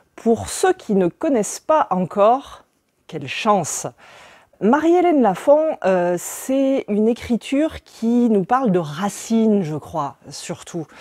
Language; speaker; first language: French; native; French